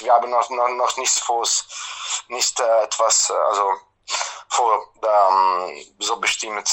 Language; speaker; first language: German; non-native, fluent; Italian